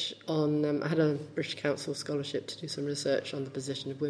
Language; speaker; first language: English; native; English